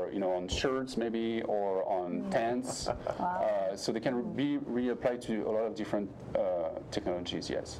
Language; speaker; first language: English; non-native, fluent; French